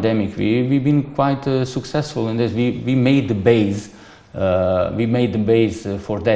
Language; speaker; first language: English; non-native, fluent; Serbian